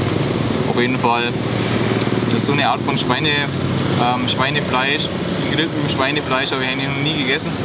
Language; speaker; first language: German; native; German